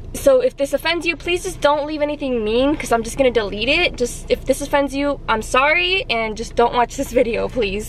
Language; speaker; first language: English; early bilingual, other home language; Spanish